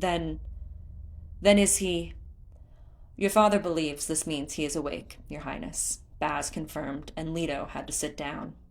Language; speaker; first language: English; native; English